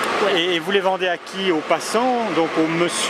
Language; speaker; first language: French; native; French